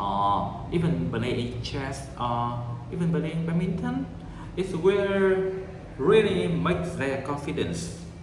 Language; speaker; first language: English; non-native, learner; Vietnamese